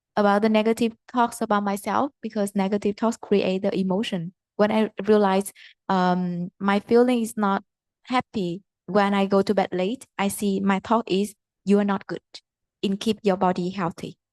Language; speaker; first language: English; non-native, learner; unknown